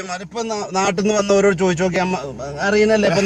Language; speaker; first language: Arabic; non-native, learner; Malayalam